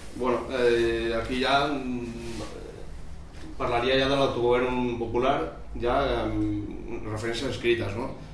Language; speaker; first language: Catalan; non-native, local second language; Spanish